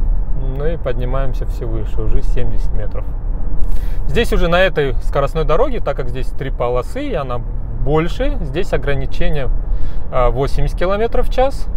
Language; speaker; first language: Russian; native; Russian